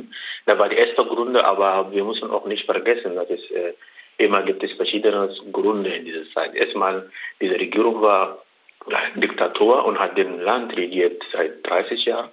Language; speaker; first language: German; non-native, learner; Arabic